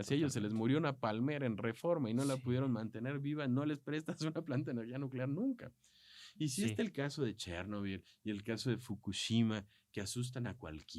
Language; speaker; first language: Spanish; native; Spanish